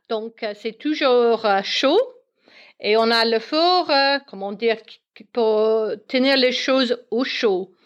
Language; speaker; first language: French; non-native, fluent; English